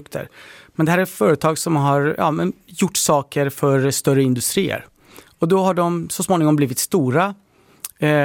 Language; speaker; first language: Swedish; early bilingual, other home language; Persian